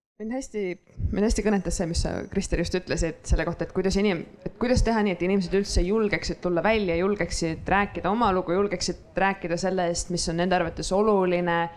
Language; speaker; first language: Estonian; native; Estonian